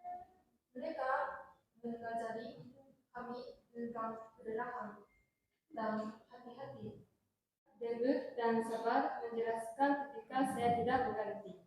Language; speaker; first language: Indonesian; non-native, learner; Japanese